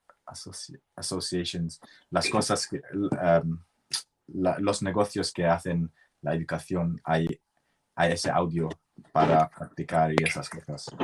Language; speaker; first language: Spanish; non-native, learner; English